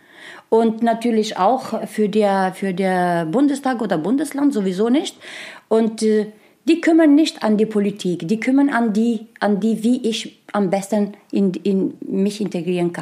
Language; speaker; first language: German; non-native, learner; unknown